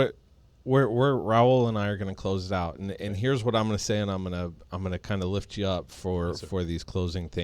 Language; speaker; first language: English; native; English